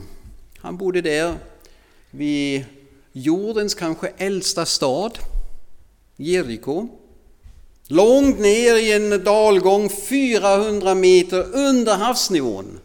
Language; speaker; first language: Swedish; non-native, fluent; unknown